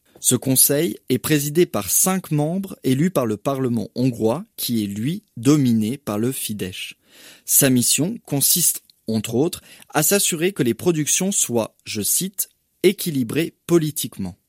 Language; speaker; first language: French; native; French